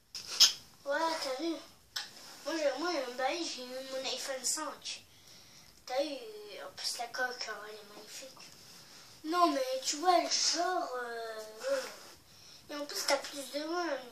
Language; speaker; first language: French; native; French